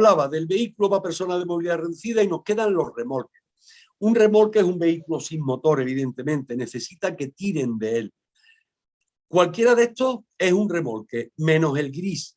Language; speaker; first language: Spanish; native; Spanish